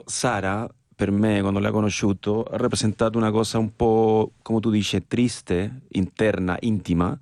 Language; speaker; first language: Italian; non-native, fluent; Spanish